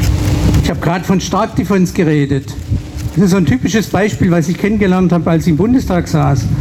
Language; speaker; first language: German; native; German